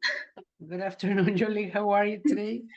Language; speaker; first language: English; non-native, fluent; Spanish